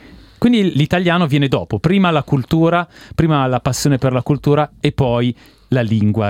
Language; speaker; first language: Italian; native; Italian